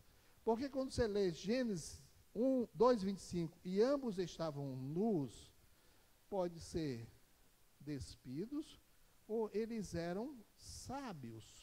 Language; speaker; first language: Portuguese; native; Portuguese